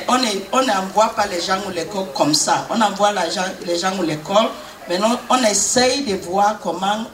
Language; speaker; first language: French; non-native, fluent; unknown